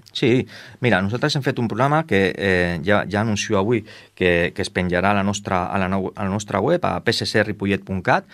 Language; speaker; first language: Catalan; non-native, local second language; Spanish